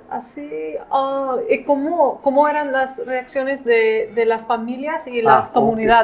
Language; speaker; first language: Spanish; non-native, fluent; English